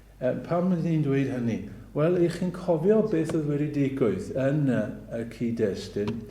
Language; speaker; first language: Welsh; native; Welsh